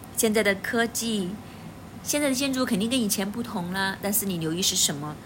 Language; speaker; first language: Chinese; native; Chinese